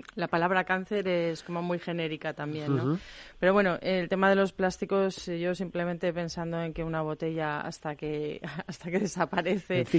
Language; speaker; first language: Spanish; non-native, fluent; German